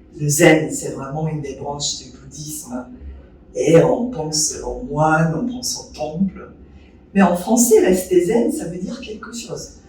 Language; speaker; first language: French; non-native, fluent; Japanese